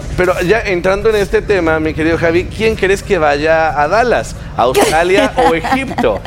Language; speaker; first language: Spanish; native; Spanish